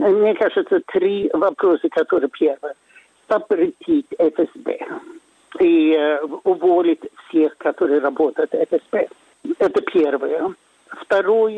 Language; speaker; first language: Russian; non-native, fluent; Swedish